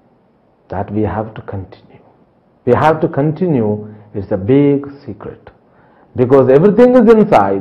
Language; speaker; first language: English; non-native, local second language; Telugu